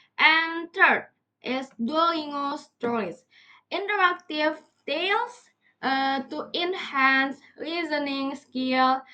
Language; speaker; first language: English; non-native, learner; Indonesian